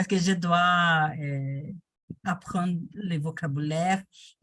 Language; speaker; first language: French; non-native, learner; Portuguese